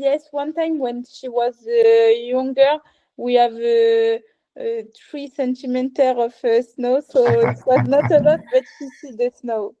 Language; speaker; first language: English; non-native, learner; French